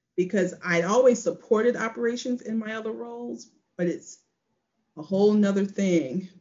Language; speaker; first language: English; native; English